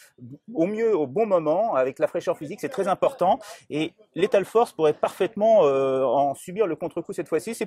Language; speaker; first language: French; native; French